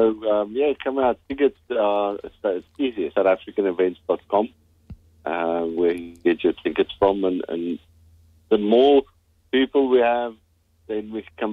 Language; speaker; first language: English; non-native, local second language; Afrikaans